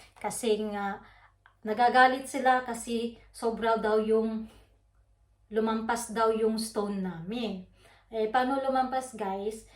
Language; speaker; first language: Filipino; non-native, local second language; Waray